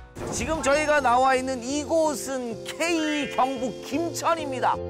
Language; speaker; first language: Korean; native; Korean